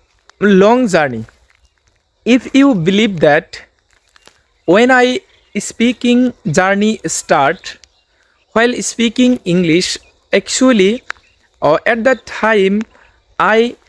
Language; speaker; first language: English; non-native, learner; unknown